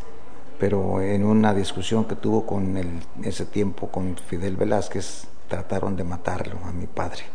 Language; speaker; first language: Spanish; native; Spanish